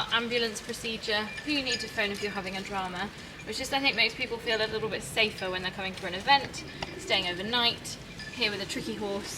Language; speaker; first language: English; native; English